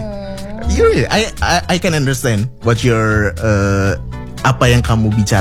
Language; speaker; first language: English; non-native, fluent; Indonesian